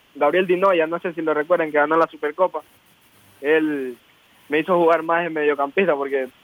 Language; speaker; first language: Spanish; native; Spanish